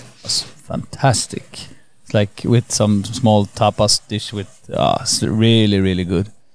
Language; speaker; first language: English; non-native, fluent; Swedish